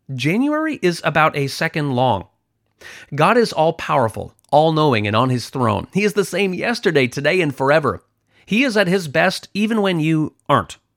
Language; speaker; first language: English; native; English